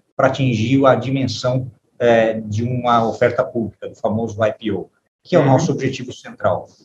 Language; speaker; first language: Portuguese; native; Portuguese